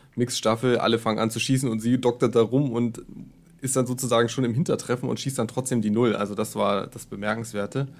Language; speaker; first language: German; native; German